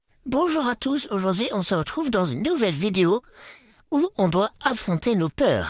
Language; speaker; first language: French; native; French